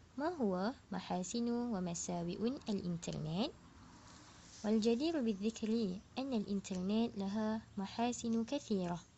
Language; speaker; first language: Arabic; non-native, learner; Malay